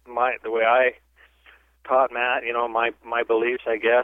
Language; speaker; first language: English; native; English